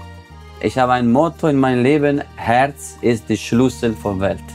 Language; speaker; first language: German; non-native, fluent; Italian